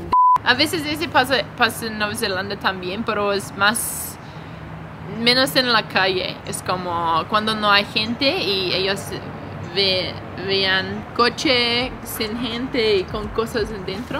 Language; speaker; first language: Spanish; non-native, learner; English